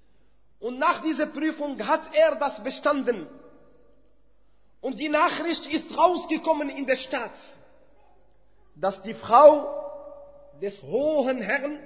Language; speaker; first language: German; non-native, fluent; Arabic